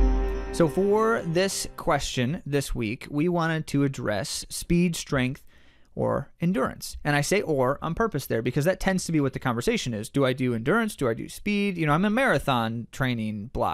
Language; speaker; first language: English; native; English